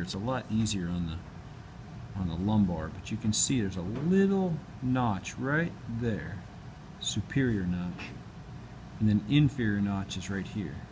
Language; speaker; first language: English; native; English